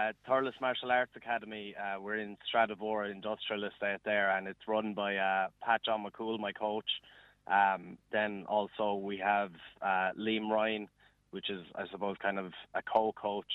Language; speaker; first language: English; native; English